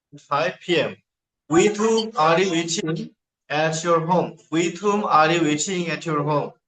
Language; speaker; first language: English; non-native, learner; Bangla